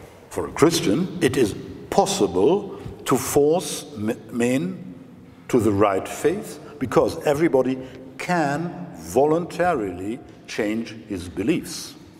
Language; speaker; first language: English; non-native, fluent; German